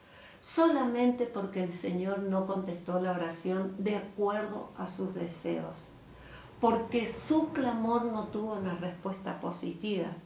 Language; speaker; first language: Spanish; native; Spanish